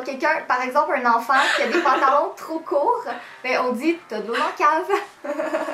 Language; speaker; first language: French; native; French